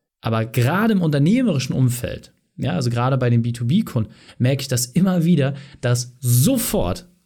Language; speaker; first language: German; native; German